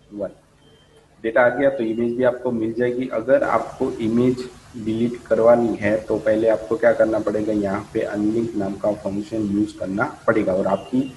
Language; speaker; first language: Hindi; non-native, local second language; Gujarati